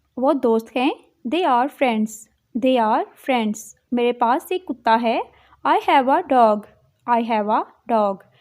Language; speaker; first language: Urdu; native; Urdu